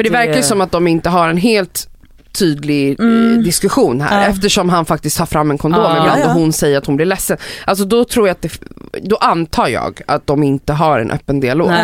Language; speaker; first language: Swedish; native; Swedish